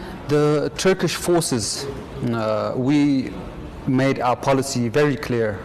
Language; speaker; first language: English; non-native, fluent; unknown